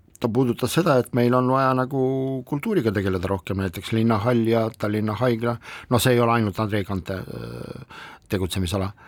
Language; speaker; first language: Estonian; non-native, local second language; Russian